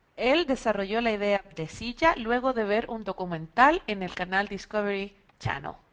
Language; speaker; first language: Spanish; native; Spanish